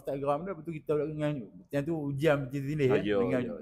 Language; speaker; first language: Malay; native; Malay